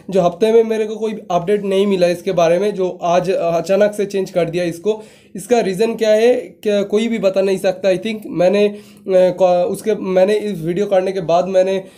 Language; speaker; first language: Hindi; non-native, local second language; Bangla